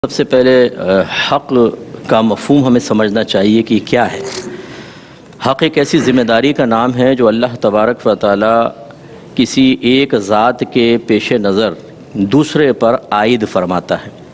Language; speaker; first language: Urdu; native; Urdu